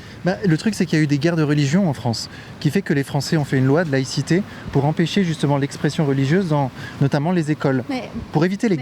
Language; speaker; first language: French; native; French